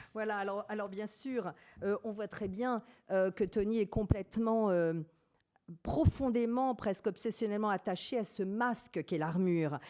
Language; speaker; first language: French; native; French